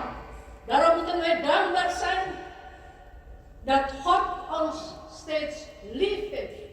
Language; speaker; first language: Dutch; non-native, fluent; Indonesian